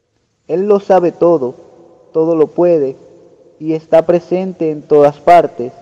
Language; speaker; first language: Spanish; native; Spanish